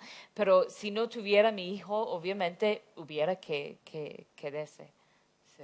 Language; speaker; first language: Spanish; non-native, fluent; English